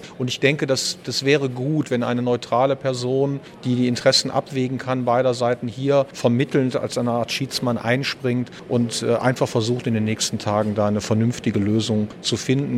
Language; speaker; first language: German; native; German